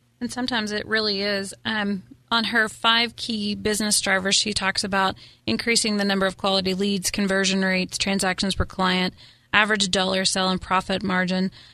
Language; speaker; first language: English; native; English